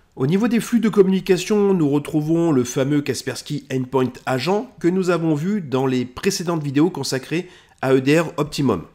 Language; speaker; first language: French; native; French